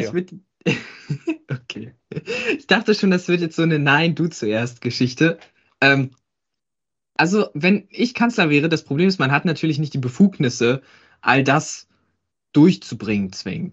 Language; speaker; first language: German; native; German